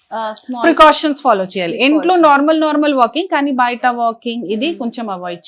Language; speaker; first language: Telugu; non-native, fluent; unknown